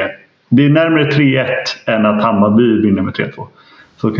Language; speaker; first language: Swedish; native; Swedish